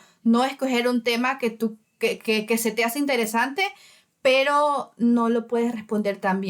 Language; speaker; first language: Spanish; early bilingual, heritage; Spanish